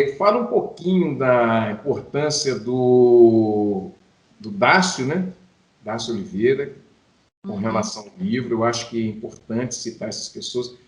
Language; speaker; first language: Portuguese; native; Portuguese